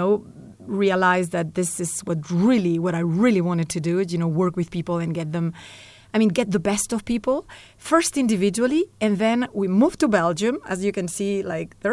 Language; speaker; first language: English; non-native, fluent; Spanish